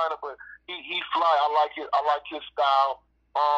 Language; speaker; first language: English; native; English